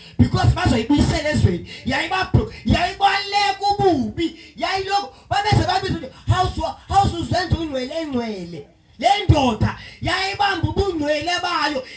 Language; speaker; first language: Zulu; non-native, local second language; Xhosa